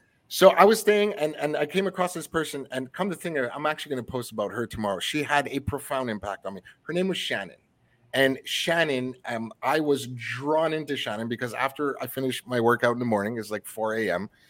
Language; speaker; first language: English; early bilingual, other home language; French